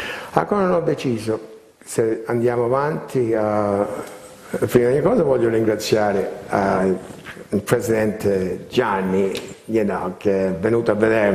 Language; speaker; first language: Italian; early bilingual, heritage; Italian